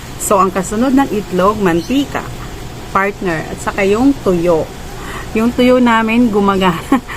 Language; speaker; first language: Filipino; non-native, local second language; Cebuano